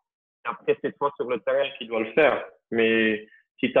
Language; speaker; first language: French; non-native, local second language; Dutch